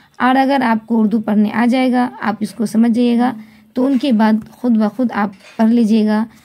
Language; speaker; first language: Hindi; native; Hindi